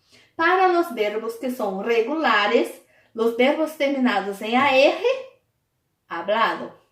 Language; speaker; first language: Spanish; non-native, fluent; Portuguese